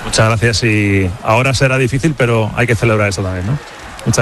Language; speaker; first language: Spanish; native; Spanish